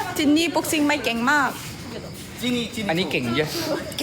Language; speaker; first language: Thai; non-native, learner; Korean